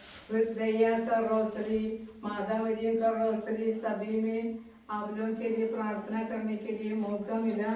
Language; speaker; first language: Hindi; non-native, local second language; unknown